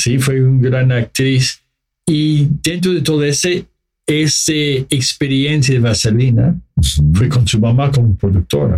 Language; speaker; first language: Spanish; non-native, fluent; English